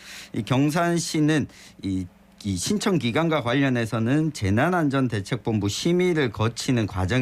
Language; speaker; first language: Korean; native; Korean